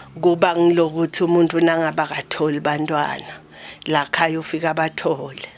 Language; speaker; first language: Zulu; non-native, local second language; Swati